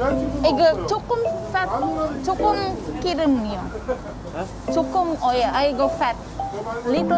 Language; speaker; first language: Korean; non-native, learner; Filipino